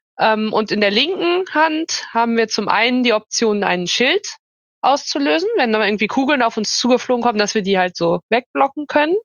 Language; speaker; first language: German; native; German